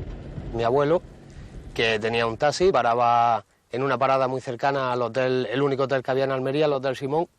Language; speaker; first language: Spanish; native; Spanish